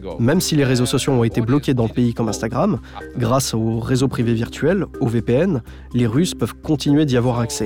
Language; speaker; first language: French; native; French